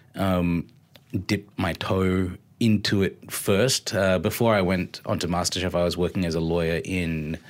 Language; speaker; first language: English; native; English